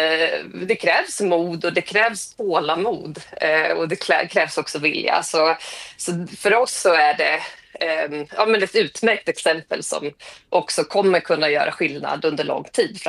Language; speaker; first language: Swedish; native; Swedish